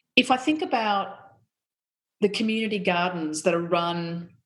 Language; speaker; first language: English; native; English